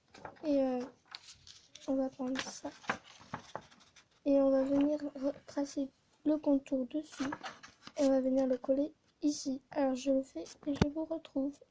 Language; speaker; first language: French; native; French